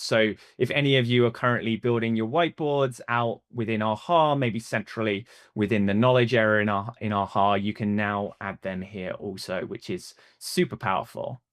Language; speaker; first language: English; native; English